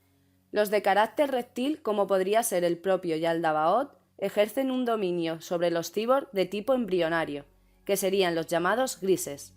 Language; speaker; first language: Spanish; native; Spanish